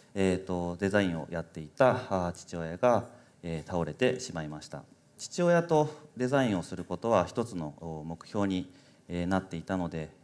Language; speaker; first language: Japanese; native; Japanese